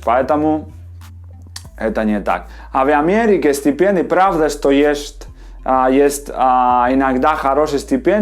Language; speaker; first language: Russian; non-native, fluent; Spanish